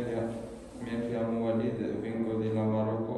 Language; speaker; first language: Italian; non-native, learner; Arabic